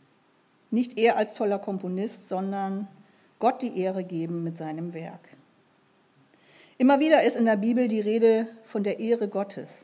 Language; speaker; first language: German; native; German